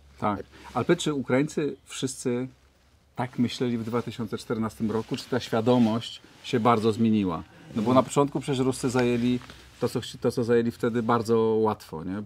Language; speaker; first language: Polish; native; Polish